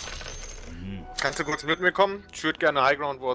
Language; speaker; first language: German; native; German